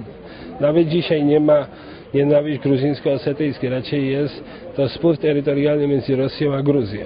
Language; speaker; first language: Polish; non-native, fluent; Georgian